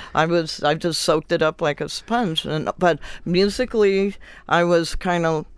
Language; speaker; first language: English; native; English